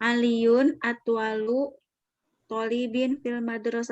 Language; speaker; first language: Arabic; non-native, learner; Indonesian